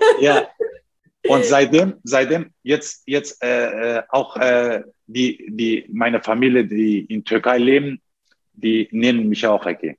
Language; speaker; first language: German; non-native, fluent; Turkish